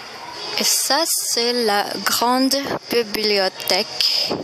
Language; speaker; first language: French; non-native, fluent; Indonesian